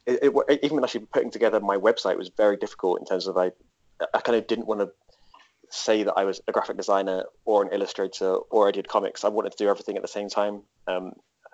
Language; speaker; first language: English; native; English